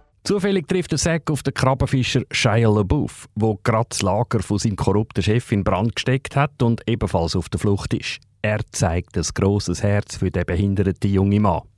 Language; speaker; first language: German; native; German